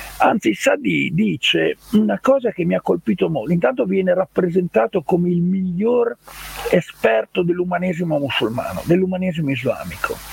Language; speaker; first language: Italian; native; Italian